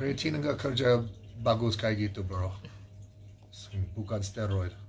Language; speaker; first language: Indonesian; non-native, learner; English